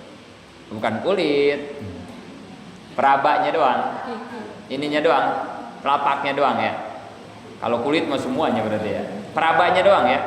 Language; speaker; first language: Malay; non-native, local second language; Sundanese